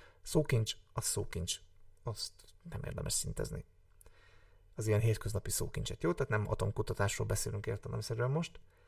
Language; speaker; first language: Hungarian; native; Hungarian